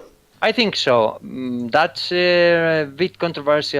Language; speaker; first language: English; non-native, fluent; Spanish